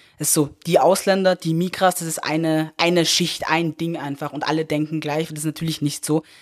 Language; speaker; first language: German; early bilingual, other home language; Persian